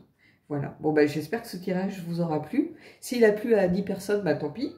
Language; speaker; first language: French; native; French